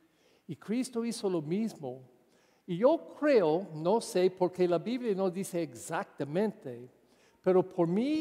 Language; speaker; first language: Spanish; non-native, fluent; English